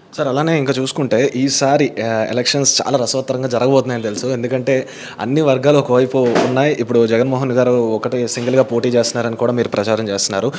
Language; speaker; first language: Telugu; native; Telugu